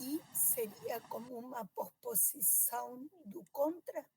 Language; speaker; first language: Portuguese; non-native, fluent; Spanish